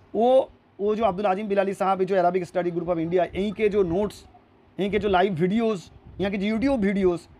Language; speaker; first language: Hindi; non-native, local second language; Urdu